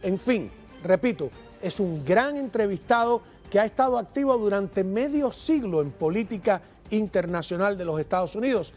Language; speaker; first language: Spanish; native; Spanish